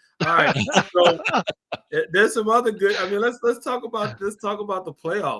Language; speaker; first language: English; native; English